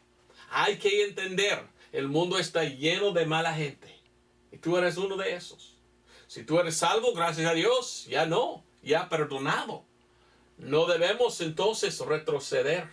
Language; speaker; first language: Spanish; non-native, fluent; English